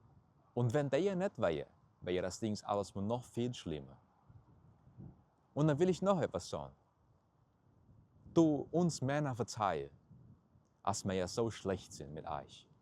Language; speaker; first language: German; early bilingual, heritage; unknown